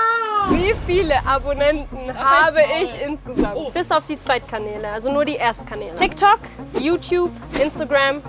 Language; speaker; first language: German; early bilingual, other home language; Turkish